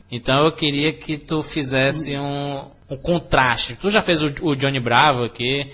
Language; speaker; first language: Portuguese; native; Portuguese